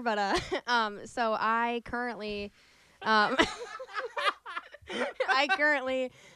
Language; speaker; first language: English; native; English